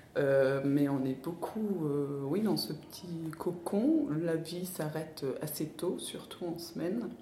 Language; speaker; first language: French; non-native, fluent; Danish